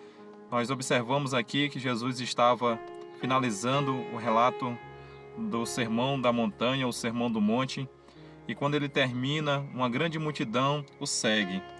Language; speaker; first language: Portuguese; native; Portuguese